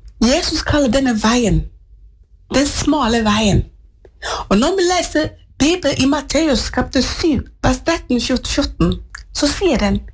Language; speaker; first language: Norwegian; non-native, fluent; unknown